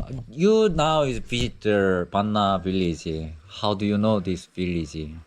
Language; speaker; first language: English; non-native, learner; Korean